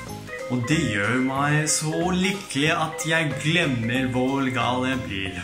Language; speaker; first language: Norwegian; non-native, fluent; Japanese